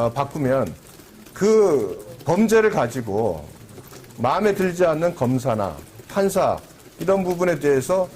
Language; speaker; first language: Korean; native; Korean